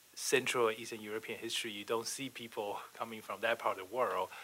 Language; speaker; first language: English; non-native, fluent; Chinese